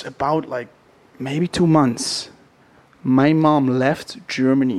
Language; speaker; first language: English; non-native, fluent; Dutch